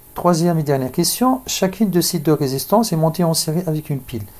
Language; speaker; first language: French; non-native, local second language; Arabic